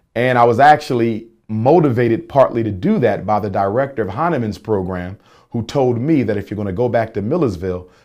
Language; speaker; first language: English; native; English